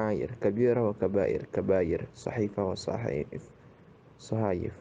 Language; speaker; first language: Arabic; non-native, learner; Indonesian